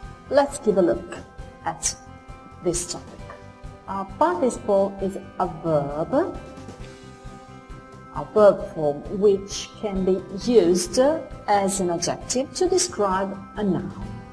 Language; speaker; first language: English; non-native, fluent; Italian